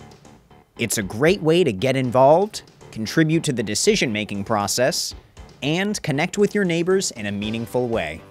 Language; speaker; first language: English; native; English